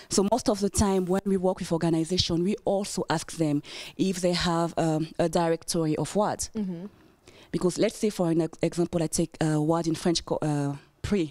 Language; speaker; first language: English; non-native, fluent; French